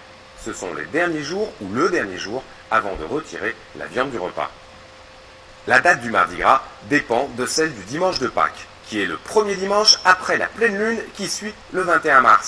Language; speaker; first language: French; native; French